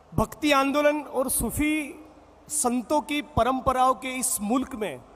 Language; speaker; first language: Hindi; non-native, local second language; Gujarati